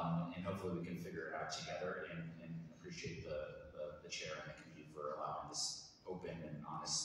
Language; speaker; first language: English; native; English